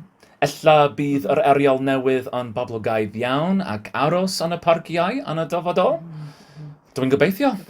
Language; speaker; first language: Welsh; non-native, learner; English